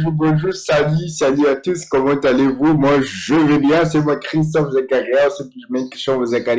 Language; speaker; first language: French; non-native, fluent; Portuguese